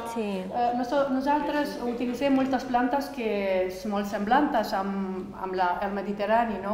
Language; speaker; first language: Catalan; non-native, fluent; Romanian